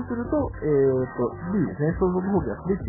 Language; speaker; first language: Japanese; native; Japanese